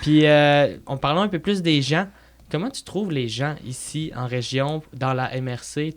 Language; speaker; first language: French; native; French